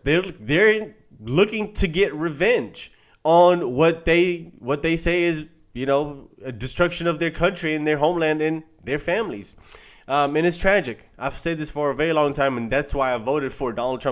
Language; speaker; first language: English; native; English